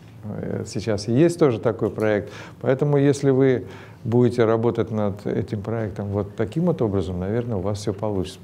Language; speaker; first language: Russian; native; Russian